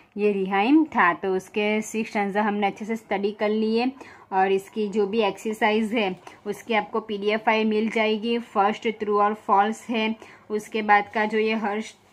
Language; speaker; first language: Hindi; non-native, local second language; Gujarati